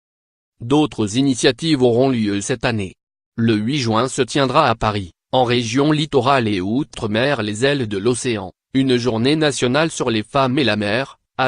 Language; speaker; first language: French; native; French